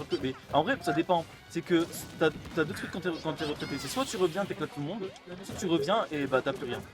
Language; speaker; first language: French; native; French